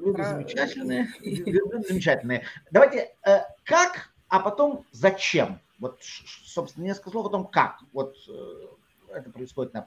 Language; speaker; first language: Russian; native; Russian